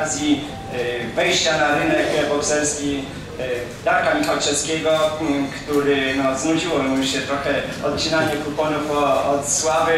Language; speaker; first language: Polish; native; Polish